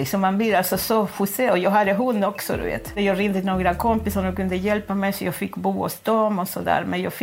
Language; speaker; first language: Swedish; non-native, fluent; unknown